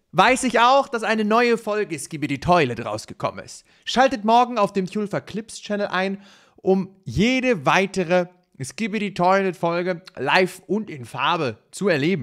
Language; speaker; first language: German; native; German